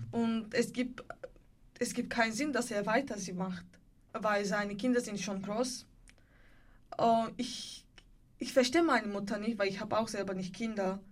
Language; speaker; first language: German; non-native, learner; Bulgarian